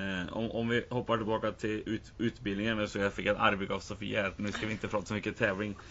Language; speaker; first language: Swedish; native; Swedish